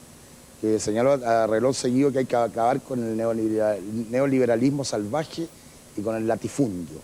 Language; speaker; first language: Spanish; native; Spanish